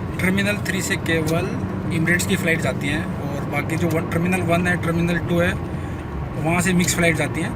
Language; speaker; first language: Hindi; native; Hindi